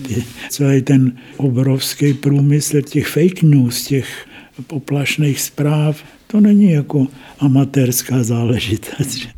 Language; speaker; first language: Czech; native; Czech